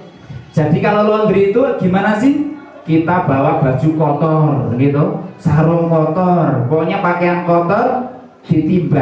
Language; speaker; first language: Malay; non-native, local second language; Javanese